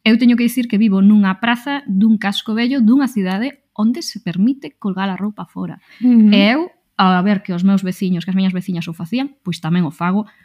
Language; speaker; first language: Galician; non-native, local second language; Spanish